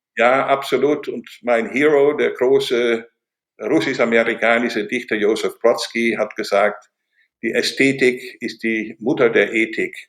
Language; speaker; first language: German; non-native, fluent; Dutch